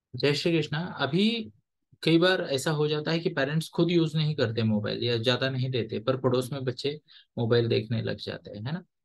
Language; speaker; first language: Hindi; non-native, local second language; Marathi